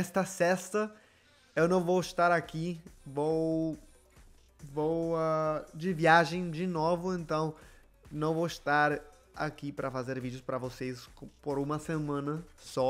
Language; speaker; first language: Portuguese; non-native, fluent; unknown